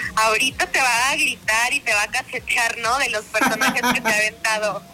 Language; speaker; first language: Spanish; native; Spanish